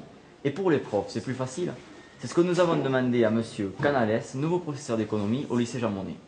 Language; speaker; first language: French; native; French